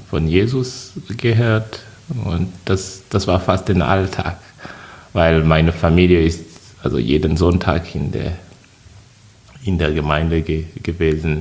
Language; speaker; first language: German; non-native, fluent; French